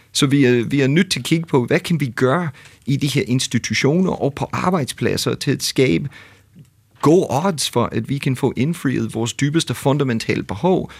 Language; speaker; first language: Danish; non-native, fluent; English